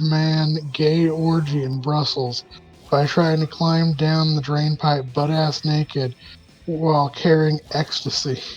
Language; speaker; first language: English; native; English